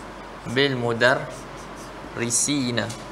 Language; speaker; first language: Arabic; non-native, fluent; Malay